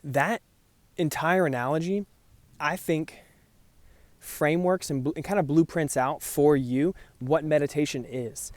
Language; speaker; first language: English; native; English